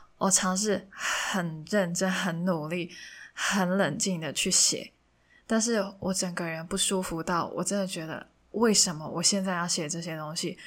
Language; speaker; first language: Chinese; non-native, local second language; Cantonese